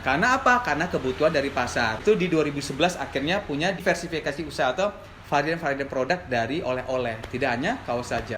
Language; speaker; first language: Indonesian; native; Indonesian